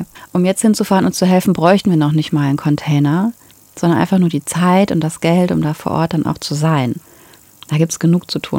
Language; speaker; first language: German; native; German